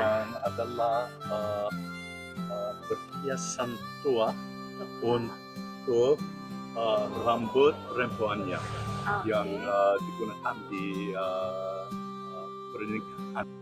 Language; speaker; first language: Indonesian; non-native, learner; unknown